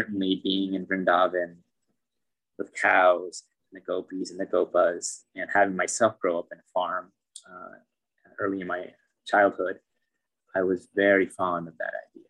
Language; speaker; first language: English; native; English